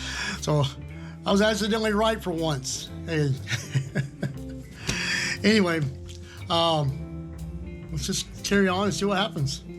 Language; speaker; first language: English; native; English